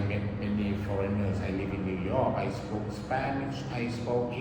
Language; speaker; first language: English; early bilingual, other home language; Thai